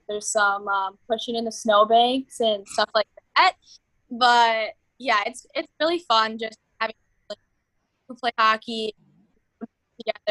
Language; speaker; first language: English; native; English